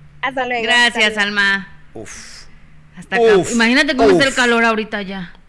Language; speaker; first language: Spanish; native; Spanish